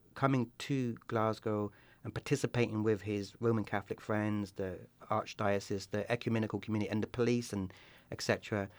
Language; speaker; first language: English; native; English